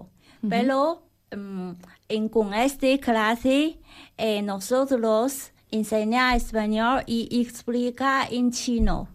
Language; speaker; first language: Spanish; non-native, learner; Chinese